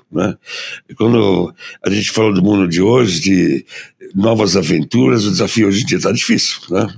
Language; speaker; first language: Portuguese; early bilingual, other home language; German